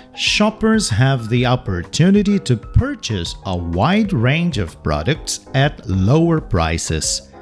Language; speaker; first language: English; non-native, fluent; Portuguese